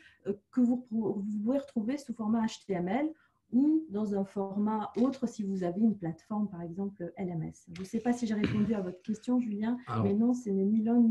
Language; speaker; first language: French; native; French